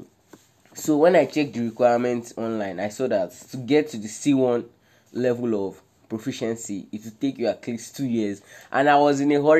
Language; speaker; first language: English; non-native, local second language; Yoruba